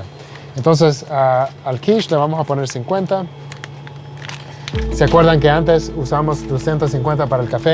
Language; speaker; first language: Spanish; early bilingual, heritage; Spanish